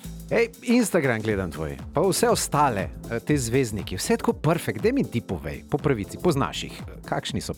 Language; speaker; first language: Slovenian; native; Slovenian